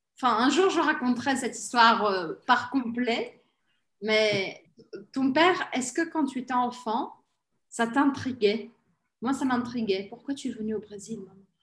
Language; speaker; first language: French; early bilingual, heritage; Portuguese